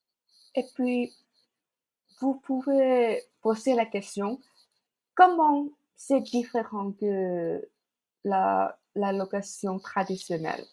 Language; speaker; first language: French; non-native, fluent; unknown